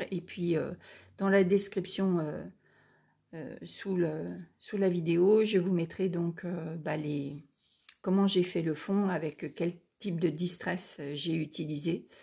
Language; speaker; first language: French; native; French